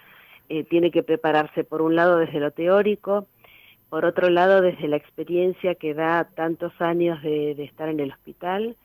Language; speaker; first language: Spanish; native; Spanish